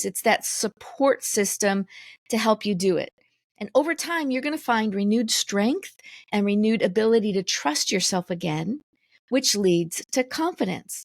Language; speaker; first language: English; native; English